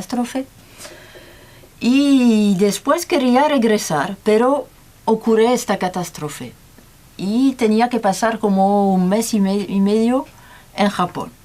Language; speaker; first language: Spanish; non-native, learner; French